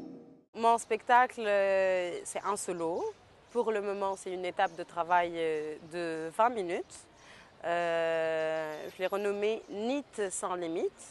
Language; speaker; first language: French; non-native, local second language; Arabic